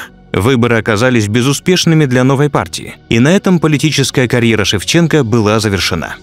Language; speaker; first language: Russian; native; Russian